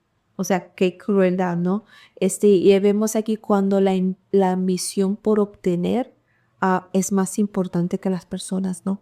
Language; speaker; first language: Spanish; early bilingual, heritage; Spanish